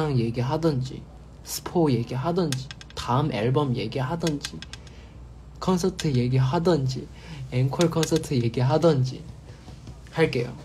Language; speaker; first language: Korean; non-native, fluent; Chinese